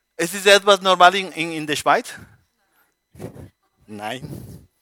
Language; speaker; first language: German; non-native, learner; Spanish